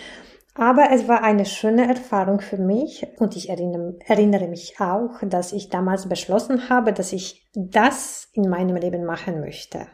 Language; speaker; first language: German; non-native, fluent; Polish